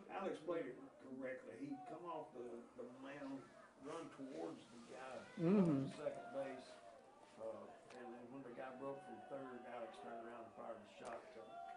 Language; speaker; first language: English; native; English